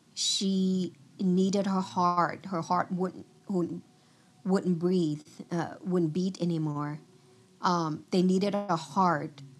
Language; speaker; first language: English; early bilingual, other home language; Vietnamese